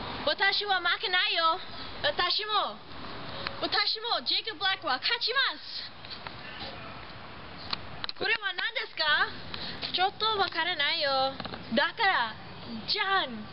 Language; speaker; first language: Japanese; non-native, learner; English